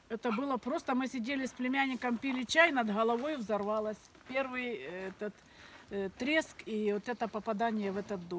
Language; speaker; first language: Russian; native; Russian